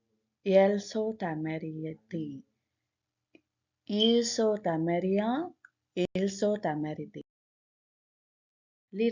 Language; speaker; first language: French; non-native, learner; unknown